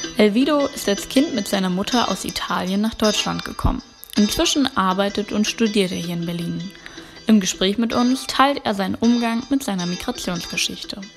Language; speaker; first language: German; native; German